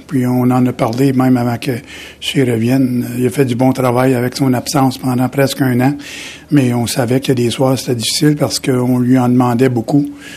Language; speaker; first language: French; native; French